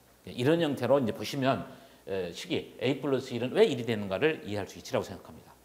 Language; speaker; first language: Korean; native; Korean